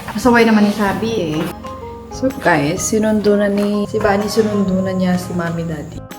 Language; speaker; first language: Filipino; non-native, local second language; Iloko